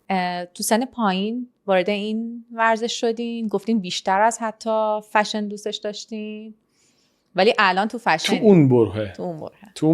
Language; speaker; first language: Persian; native; Persian